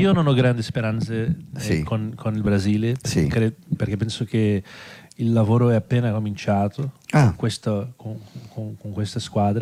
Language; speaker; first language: Italian; non-native, fluent; Portuguese